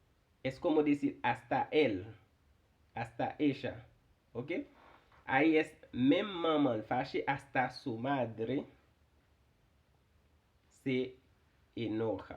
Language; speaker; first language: Spanish; non-native, fluent; Haitian Creole